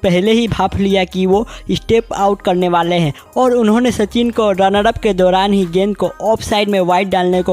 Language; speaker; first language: Hindi; native; Hindi